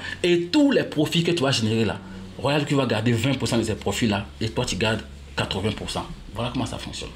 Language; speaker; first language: French; native; French